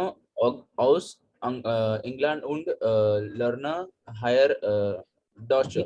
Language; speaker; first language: German; non-native, learner; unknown